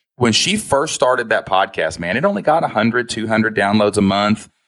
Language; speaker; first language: English; native; English